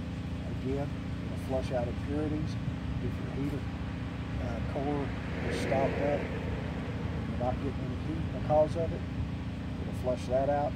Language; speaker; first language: English; native; English